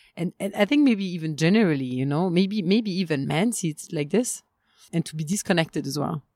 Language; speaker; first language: English; non-native, fluent; French